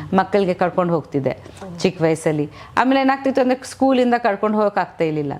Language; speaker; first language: Kannada; non-native, fluent; Bangla